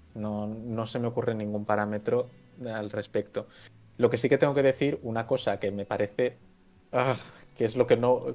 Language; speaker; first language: Spanish; native; Spanish